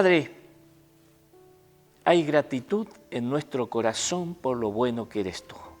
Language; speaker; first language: Spanish; native; Spanish